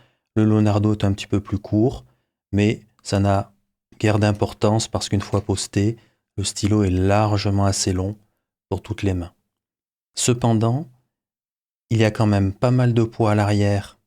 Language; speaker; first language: French; native; French